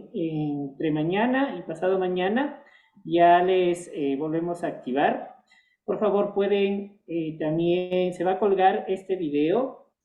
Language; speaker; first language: Spanish; native; Spanish